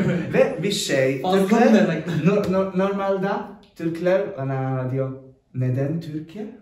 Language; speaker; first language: Turkish; non-native, learner; Italian